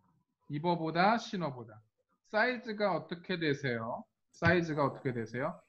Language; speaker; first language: Korean; non-native, fluent; Spanish